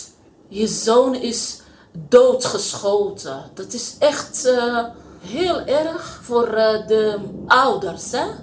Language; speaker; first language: Dutch; non-native, learner; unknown